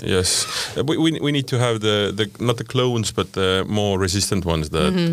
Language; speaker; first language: English; non-native, fluent; Estonian